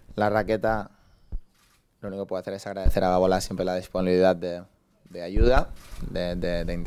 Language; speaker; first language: Spanish; native; Spanish